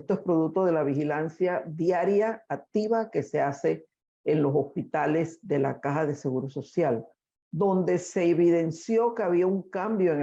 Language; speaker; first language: Spanish; native; Spanish